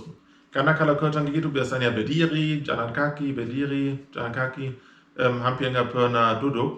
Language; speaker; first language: Indonesian; non-native, fluent; German